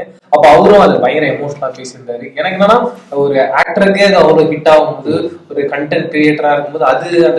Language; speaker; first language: Tamil; native; Tamil